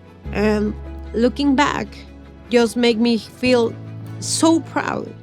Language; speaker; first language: English; non-native, fluent; Spanish